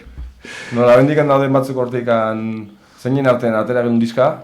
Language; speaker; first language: Basque; native; Basque